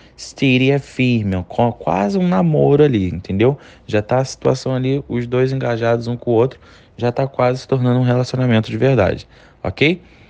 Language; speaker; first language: Portuguese; native; Portuguese